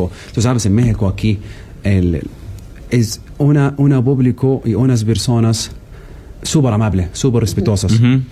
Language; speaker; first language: Spanish; non-native, learner; Arabic